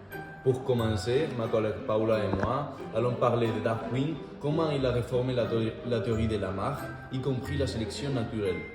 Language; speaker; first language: French; non-native, fluent; Spanish